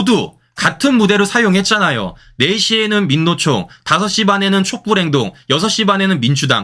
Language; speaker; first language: Korean; native; Korean